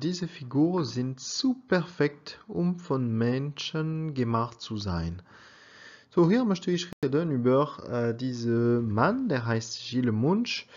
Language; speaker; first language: German; non-native, learner; French